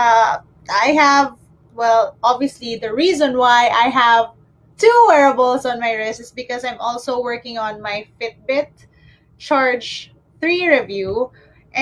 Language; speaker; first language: English; non-native, local second language; Filipino